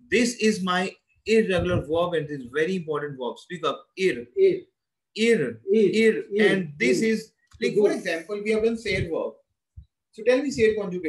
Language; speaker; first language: English; non-native, local second language; Hindi